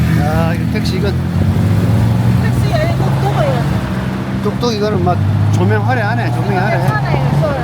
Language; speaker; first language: Korean; native; Korean